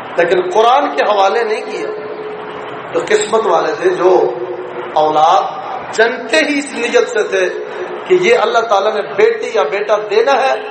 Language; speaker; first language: Urdu; non-native, local second language; Punjabi